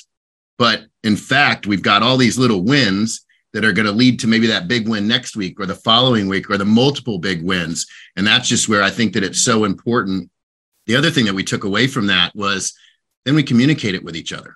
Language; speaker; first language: English; native; English